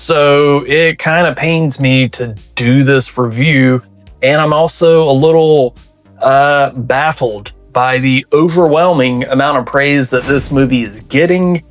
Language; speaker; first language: English; native; English